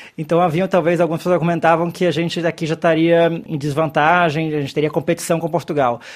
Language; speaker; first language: Portuguese; native; Portuguese